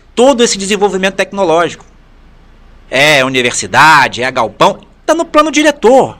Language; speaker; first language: Portuguese; native; Portuguese